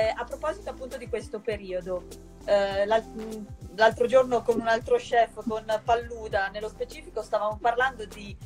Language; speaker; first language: Italian; native; Italian